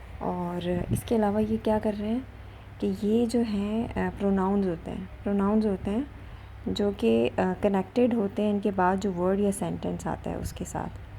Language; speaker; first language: Urdu; native; Urdu